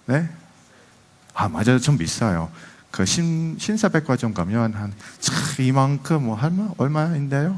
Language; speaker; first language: Korean; non-native, fluent; Dutch